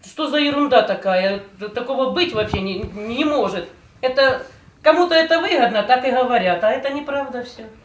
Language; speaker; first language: Russian; native; Russian